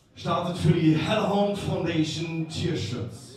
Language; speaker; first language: German; native; German